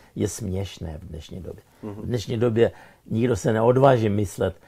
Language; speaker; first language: Czech; non-native, fluent; Ukrainian